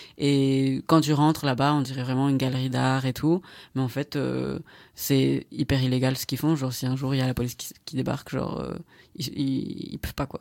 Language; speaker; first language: French; non-native, fluent; Spanish